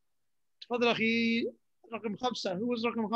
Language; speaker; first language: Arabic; non-native, fluent; English